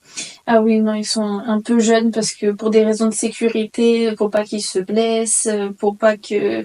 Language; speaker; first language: French; native; French